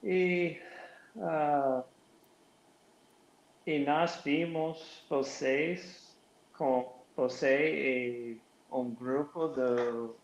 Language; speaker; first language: Portuguese; non-native, learner; English